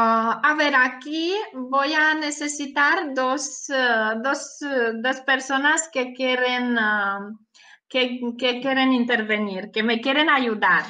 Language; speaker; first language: Spanish; non-native, fluent; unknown